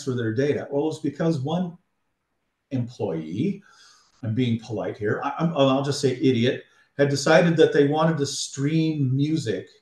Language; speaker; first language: English; native; English